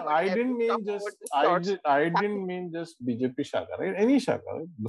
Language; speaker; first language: English; non-native, local second language; Gujarati